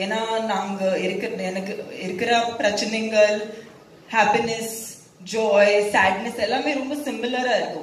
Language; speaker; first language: Tamil; non-native, local second language; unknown